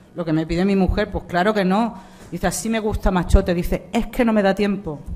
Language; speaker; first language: Spanish; native; Spanish